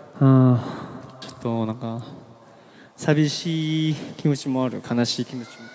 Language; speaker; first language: Japanese; non-native, learner; Korean